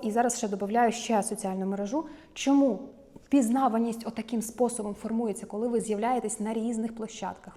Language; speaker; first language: Ukrainian; native; Ukrainian